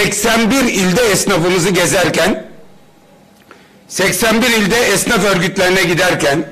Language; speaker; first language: Turkish; native; Turkish